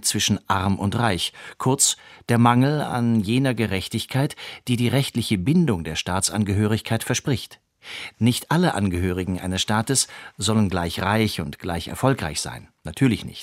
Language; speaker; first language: German; native; German